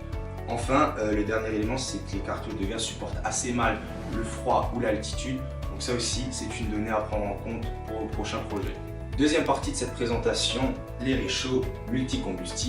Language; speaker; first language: French; native; French